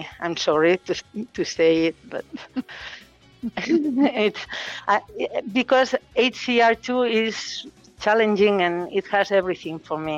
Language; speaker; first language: English; non-native, fluent; Catalan